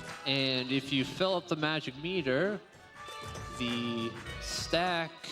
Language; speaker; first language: English; native; English